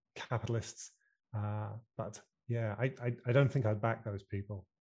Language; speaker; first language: English; native; English